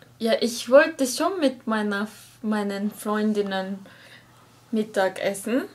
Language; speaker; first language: German; non-native, learner; Japanese